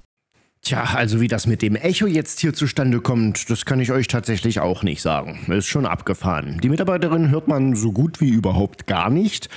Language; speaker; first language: German; native; German